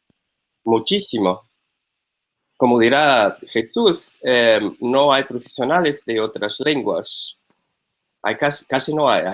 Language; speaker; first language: Spanish; non-native, fluent; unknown